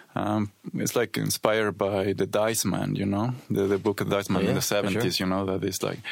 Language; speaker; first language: English; non-native, fluent; Spanish